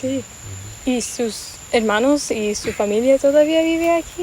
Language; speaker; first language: Spanish; non-native, fluent; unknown